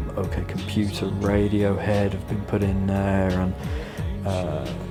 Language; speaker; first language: English; native; English